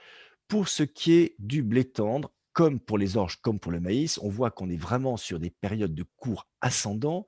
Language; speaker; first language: French; native; French